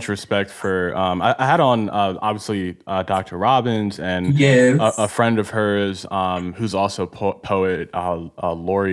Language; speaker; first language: English; early bilingual, other home language; Igbo